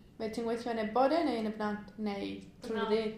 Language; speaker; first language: Welsh; non-native, learner; Spanish